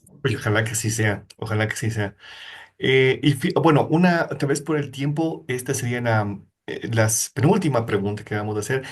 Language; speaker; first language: Spanish; native; Spanish